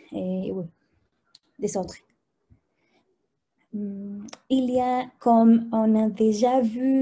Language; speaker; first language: French; non-native, fluent; Spanish